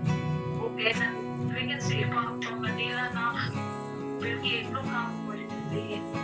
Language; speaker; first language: German; non-native, fluent; Filipino